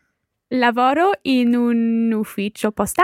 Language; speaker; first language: Italian; non-native, learner; English